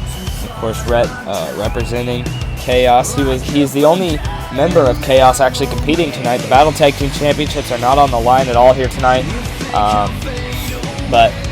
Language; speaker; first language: English; native; English